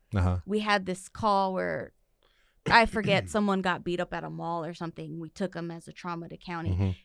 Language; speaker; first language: English; native; English